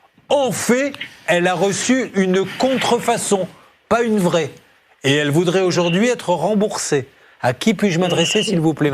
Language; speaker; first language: French; native; French